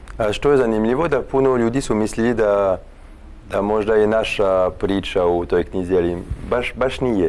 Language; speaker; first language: Croatian; non-native, fluent; French